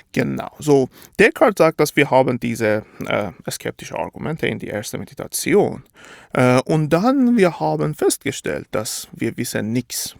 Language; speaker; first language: German; non-native, fluent; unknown